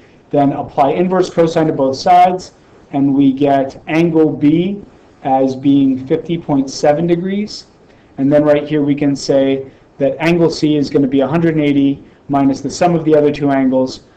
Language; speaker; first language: English; native; English